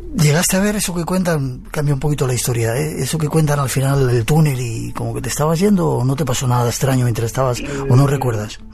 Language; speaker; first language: Spanish; native; Spanish